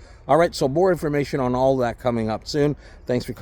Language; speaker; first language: English; native; English